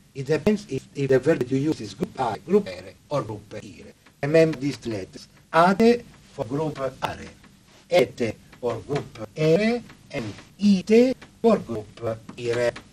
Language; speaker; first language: English; non-native, fluent; Italian